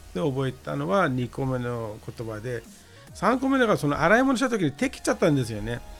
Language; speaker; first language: Japanese; non-native, fluent; Persian